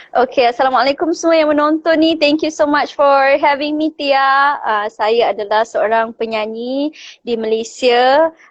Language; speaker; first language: Malay; native; Malay